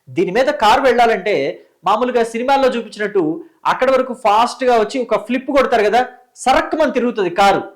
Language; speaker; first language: Telugu; native; Telugu